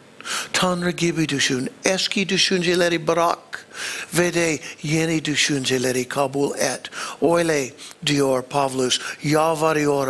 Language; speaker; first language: Turkish; non-native, fluent; English